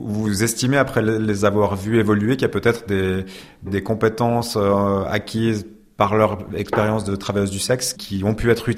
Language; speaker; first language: French; native; French